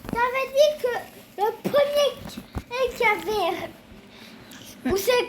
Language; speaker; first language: French; native; French